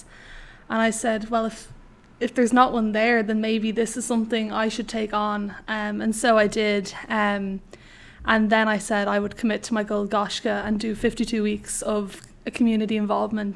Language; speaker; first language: English; native; English